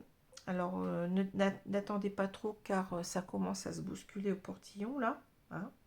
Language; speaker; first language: French; native; French